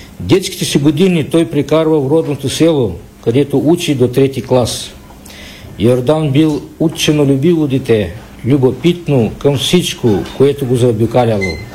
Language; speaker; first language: Bulgarian; early bilingual, heritage; Bulgarian